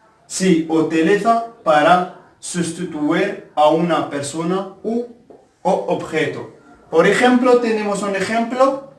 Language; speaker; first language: Spanish; non-native, fluent; Arabic